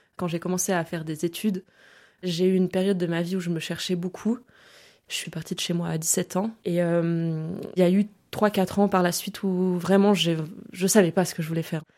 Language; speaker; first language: French; early bilingual, other home language; German